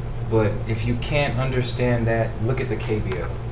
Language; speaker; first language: English; native; English